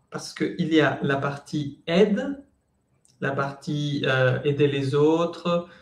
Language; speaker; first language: French; non-native, fluent; Spanish